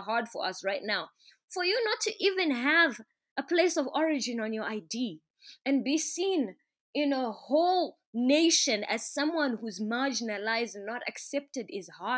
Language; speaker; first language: English; non-native, local second language; Shona